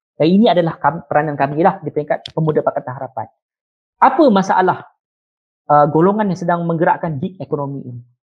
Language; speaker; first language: Malay; native; Malay